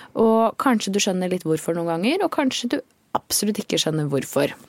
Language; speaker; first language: Norwegian; native; Norwegian